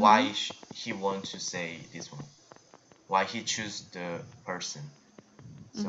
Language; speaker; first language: English; non-native, learner; Korean